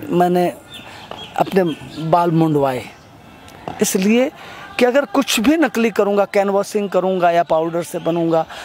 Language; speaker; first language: Hindi; non-native, local second language; Gujarati